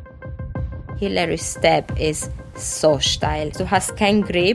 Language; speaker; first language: German; non-native, fluent; Romanian